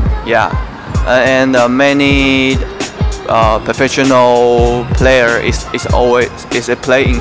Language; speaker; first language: English; non-native, learner; Chinese